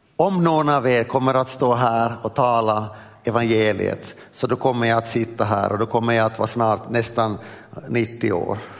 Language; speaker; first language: Swedish; native; Swedish